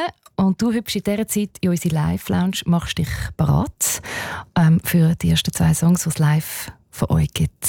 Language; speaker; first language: German; native; German